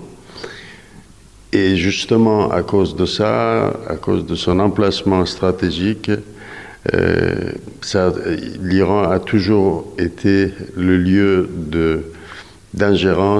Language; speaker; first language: French; non-native, fluent; Persian